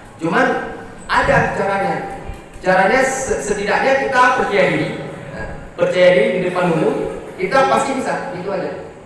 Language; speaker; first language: Indonesian; non-native, local second language; Achinese